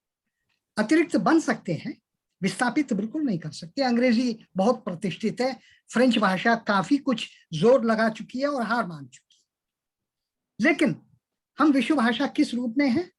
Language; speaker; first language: Hindi; native; Hindi